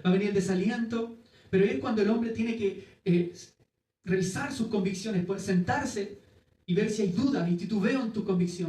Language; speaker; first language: Spanish; native; Spanish